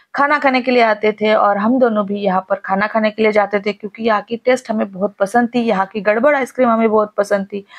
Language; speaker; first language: Hindi; non-native, local second language; Marathi